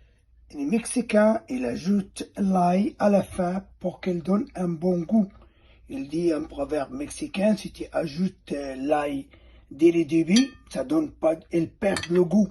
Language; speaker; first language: French; non-native, fluent; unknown